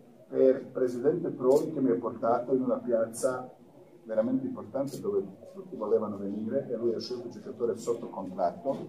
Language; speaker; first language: Italian; non-native, fluent; Croatian